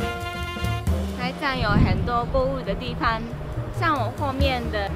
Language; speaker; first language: Chinese; non-native, fluent; Japanese